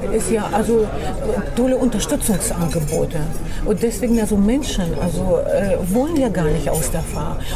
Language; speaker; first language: German; non-native, fluent; Russian